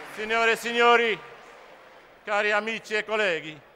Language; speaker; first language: Italian; non-native, fluent; Dutch